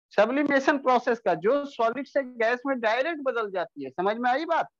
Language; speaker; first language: Hindi; non-native, local second language; Bangla